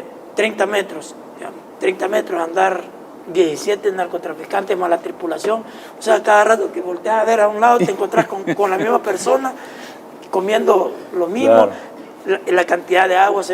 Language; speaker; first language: Spanish; native; Spanish